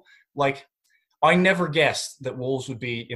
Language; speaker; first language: English; native; English